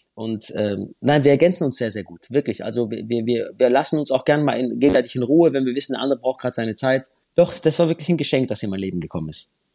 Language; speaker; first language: German; native; German